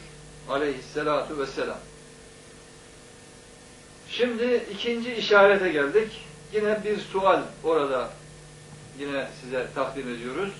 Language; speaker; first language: Turkish; native; Turkish